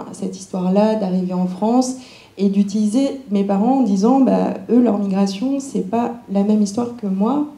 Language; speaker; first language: French; early bilingual, other home language; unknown